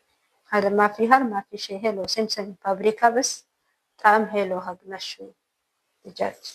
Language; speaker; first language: Arabic; non-native, learner; Amharic